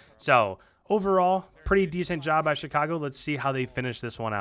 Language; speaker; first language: English; native; English